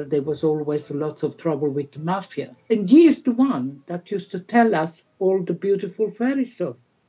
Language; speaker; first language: English; native; English